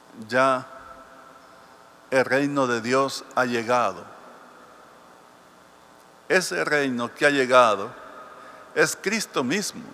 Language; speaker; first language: Spanish; native; Spanish